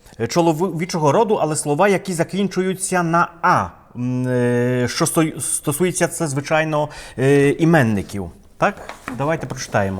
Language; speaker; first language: Ukrainian; non-native, fluent; Polish